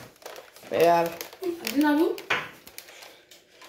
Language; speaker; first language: Spanish; native; Spanish